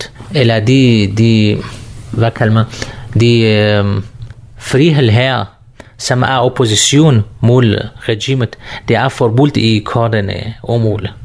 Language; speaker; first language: Danish; non-native, learner; Kurdish